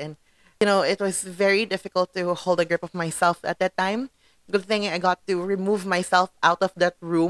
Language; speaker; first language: English; non-native, local second language; Cebuano